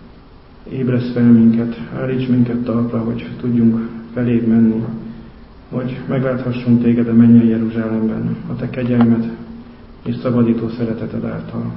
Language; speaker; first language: Hungarian; native; Hungarian